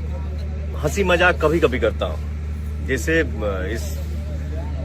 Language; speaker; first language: Hindi; non-native, local second language; Bhojpuri